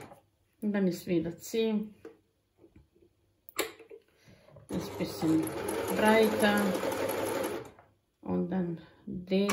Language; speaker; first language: German; non-native, fluent; Croatian